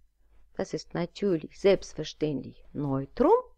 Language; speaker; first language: German; non-native, fluent; Russian